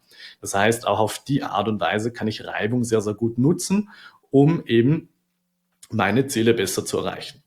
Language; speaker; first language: German; native; German